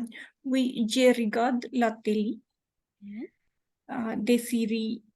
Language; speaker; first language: French; non-native, learner; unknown